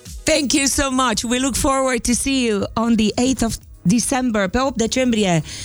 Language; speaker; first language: English; non-native, fluent; Romanian